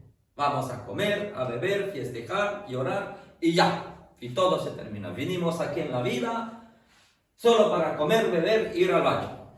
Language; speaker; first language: Spanish; non-native, fluent; French